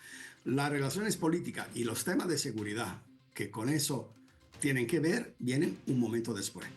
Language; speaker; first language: Spanish; non-native, fluent; Italian